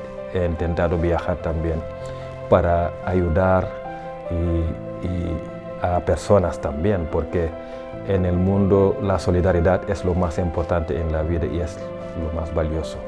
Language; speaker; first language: Spanish; non-native, fluent; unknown